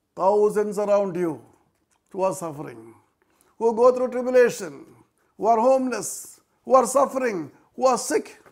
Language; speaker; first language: English; non-native, local second language; Malayalam